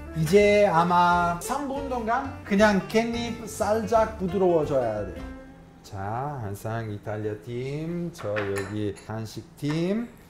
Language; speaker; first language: Korean; non-native, fluent; Italian